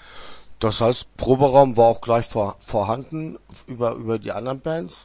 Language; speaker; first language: German; native; German